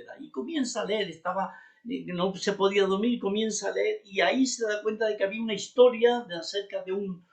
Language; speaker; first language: Spanish; native; Spanish